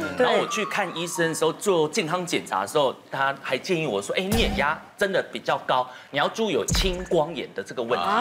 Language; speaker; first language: Chinese; native; Chinese